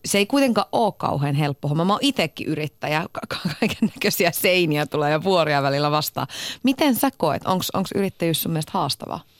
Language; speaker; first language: Finnish; native; Finnish